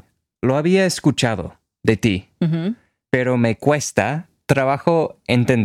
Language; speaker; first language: Spanish; non-native, fluent; English